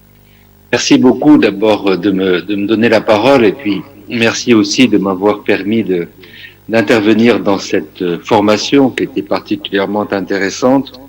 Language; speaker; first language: French; native; French